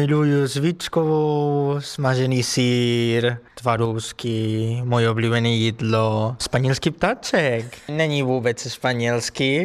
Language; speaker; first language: Czech; non-native, learner; Spanish